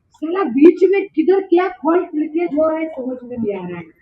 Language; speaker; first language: Hindi; non-native, local second language; Marathi